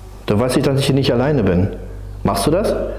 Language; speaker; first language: German; native; German